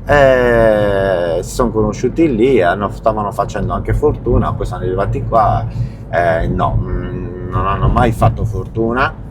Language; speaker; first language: Italian; native; Italian